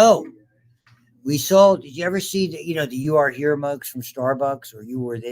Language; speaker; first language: English; native; English